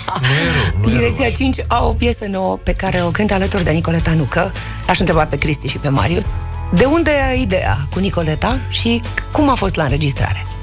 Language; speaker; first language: Romanian; native; Romanian